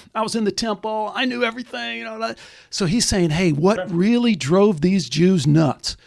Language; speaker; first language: English; native; English